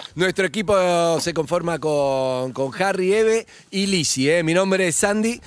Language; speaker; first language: Spanish; native; Spanish